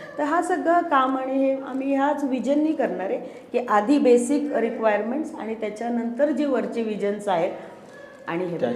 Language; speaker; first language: Marathi; non-native, fluent; Hindi